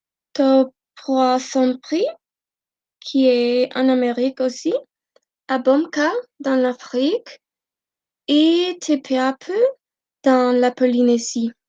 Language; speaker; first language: French; non-native, learner; Spanish